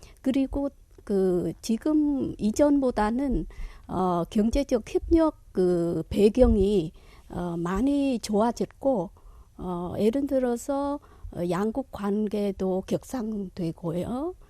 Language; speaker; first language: Korean; non-native, fluent; Vietnamese